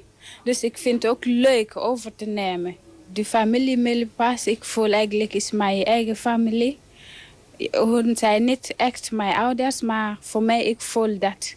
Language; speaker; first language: Dutch; non-native, learner; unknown